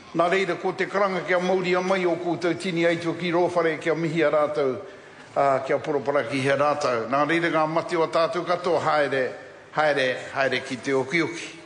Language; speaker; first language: Māori; non-native, local second language; English